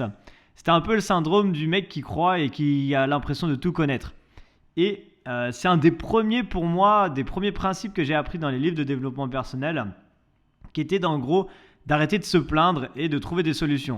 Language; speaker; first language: French; native; French